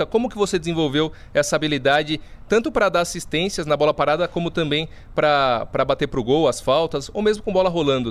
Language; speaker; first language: Portuguese; native; Portuguese